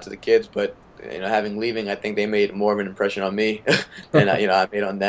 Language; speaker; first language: English; native; English